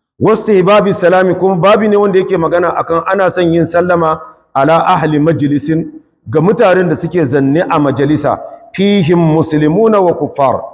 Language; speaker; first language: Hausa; non-native, local second language; Kanuri